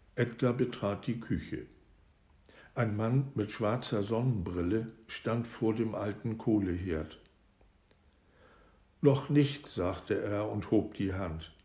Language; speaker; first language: German; native; German